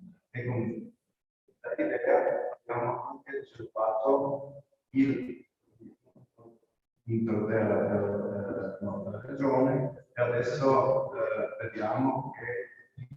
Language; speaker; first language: Italian; non-native, local second language; Croatian